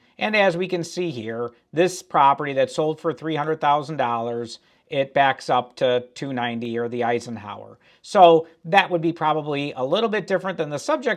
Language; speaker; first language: English; native; English